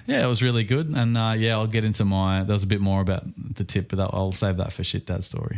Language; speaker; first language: English; native; English